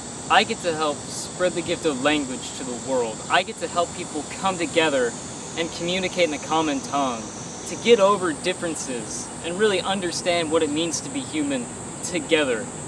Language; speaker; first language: English; native; English